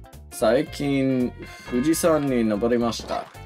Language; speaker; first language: Japanese; non-native, learner; English